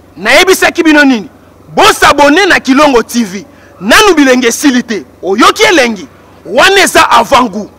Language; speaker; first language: Lingala; native; Lingala